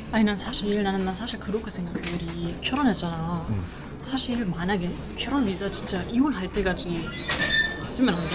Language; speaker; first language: Korean; non-native, fluent; German